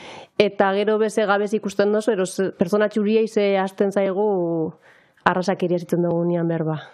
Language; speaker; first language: Basque; native; Basque